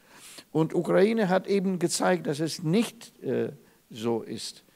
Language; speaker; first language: German; non-native, fluent; Russian